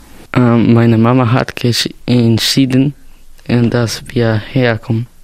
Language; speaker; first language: German; non-native, learner; Spanish